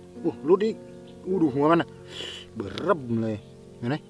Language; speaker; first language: Thai; non-native, local second language; Khmer